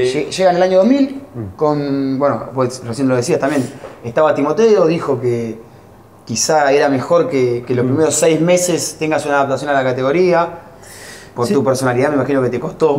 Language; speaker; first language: Spanish; native; Spanish